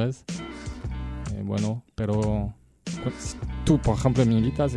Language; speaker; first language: Spanish; non-native, fluent; French